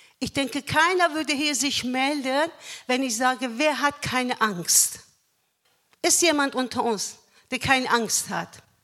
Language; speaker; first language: German; non-native, fluent; Persian